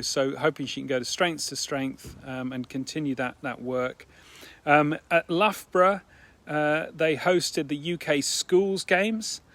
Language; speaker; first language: English; native; English